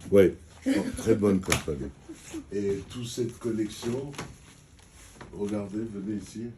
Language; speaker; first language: French; non-native, fluent; Georgian